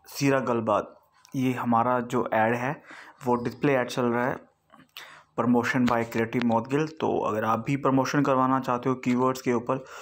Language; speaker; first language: Hindi; non-native, local second language; Punjabi